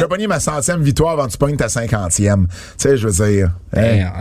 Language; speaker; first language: French; native; French